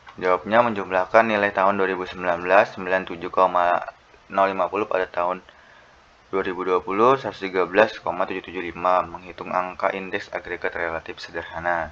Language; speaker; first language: Indonesian; native; Indonesian